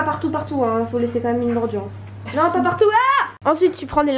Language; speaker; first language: French; native; French